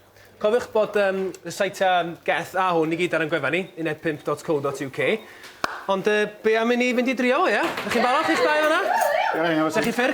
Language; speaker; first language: Welsh; native; Welsh